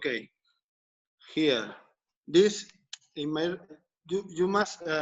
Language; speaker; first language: English; non-native, learner; Spanish